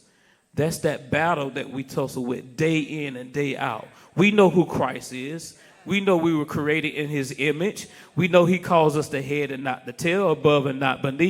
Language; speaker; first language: English; native; English